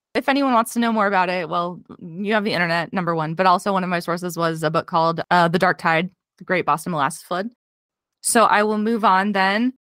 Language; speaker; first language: English; native; English